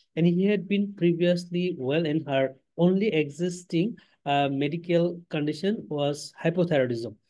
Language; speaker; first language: English; non-native, local second language; Bangla